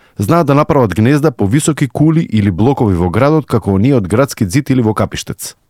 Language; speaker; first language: Macedonian; native; Macedonian